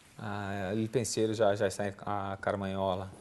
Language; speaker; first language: Italian; non-native, learner; Portuguese